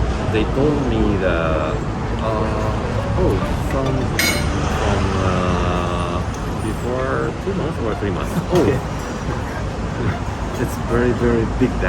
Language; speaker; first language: English; non-native, learner; Japanese